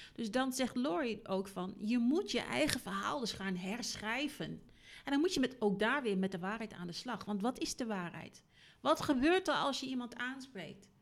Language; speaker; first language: Dutch; native; Dutch